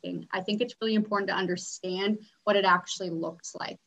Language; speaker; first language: English; native; English